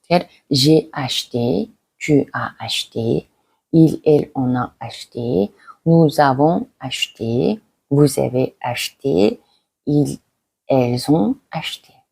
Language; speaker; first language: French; non-native, fluent; Mongolian